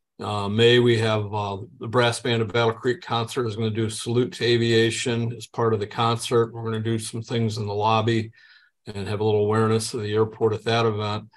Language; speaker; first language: English; native; English